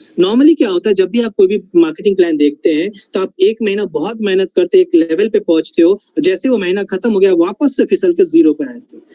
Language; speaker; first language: Hindi; non-native, local second language; Bangla